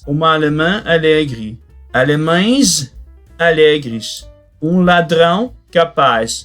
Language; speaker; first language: Portuguese; non-native, fluent; French